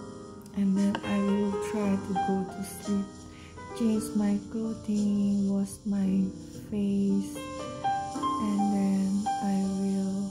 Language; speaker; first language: English; non-native, learner; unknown